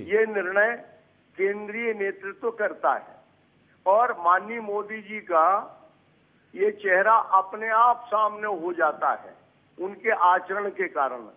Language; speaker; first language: Hindi; native; Hindi